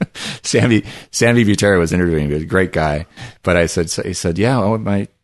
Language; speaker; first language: English; early bilingual, other home language; Italian